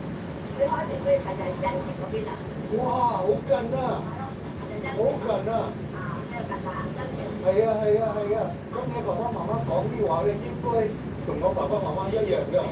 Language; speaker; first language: Cantonese; early bilingual, heritage; Cantonese